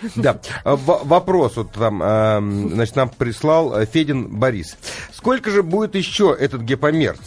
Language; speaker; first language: Russian; native; Russian